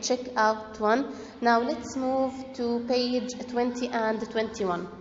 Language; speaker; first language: English; non-native, fluent; Arabic